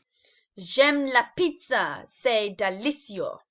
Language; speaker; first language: French; non-native, learner; English